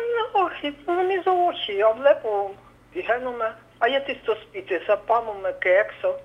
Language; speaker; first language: Greek; non-native, fluent; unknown